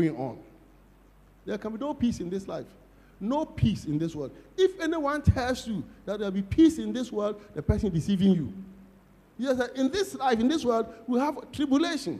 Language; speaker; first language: English; non-native, local second language; Akan